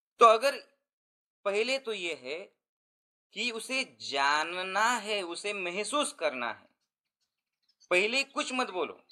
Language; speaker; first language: Hindi; non-native, local second language; Marathi